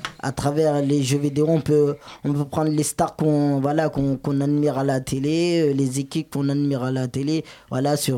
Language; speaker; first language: French; native; French